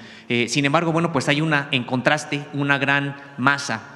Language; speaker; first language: Spanish; native; Spanish